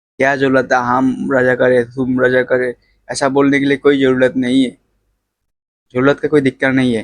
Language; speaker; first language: Hindi; non-native, learner; Bangla